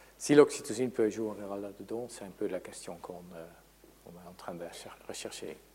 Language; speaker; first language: French; non-native, fluent; Dutch